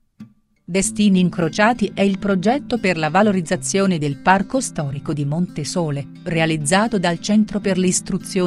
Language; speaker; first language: Italian; native; Italian